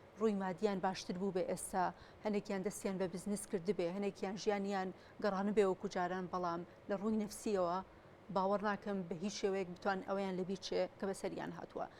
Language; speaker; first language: Central Kurdish; non-native, local second language; Kurdish